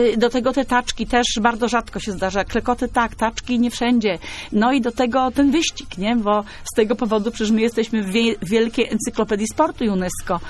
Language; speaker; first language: Polish; native; Polish